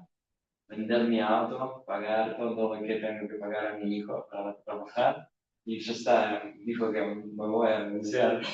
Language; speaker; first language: Spanish; non-native, learner; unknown